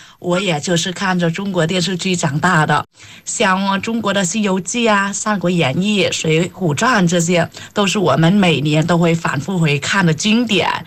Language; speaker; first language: Chinese; non-native, fluent; Vietnamese